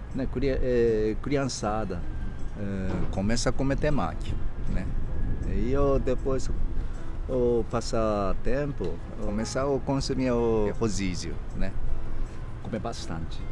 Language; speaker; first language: Portuguese; non-native, fluent; Japanese